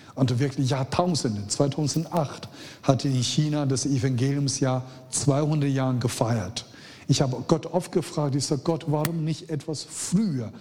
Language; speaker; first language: German; non-native, fluent; Chinese